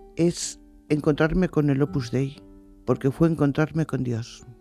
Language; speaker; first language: Spanish; native; Spanish